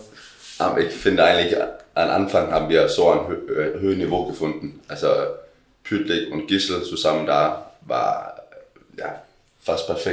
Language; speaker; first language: German; non-native, learner; Danish